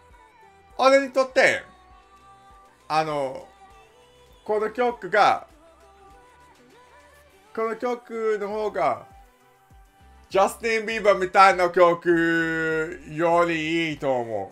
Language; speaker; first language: Japanese; non-native, learner; English